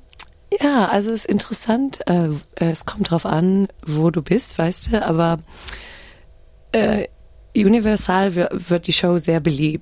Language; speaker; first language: German; early bilingual, heritage; German